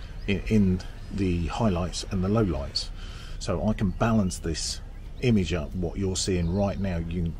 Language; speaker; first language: English; native; English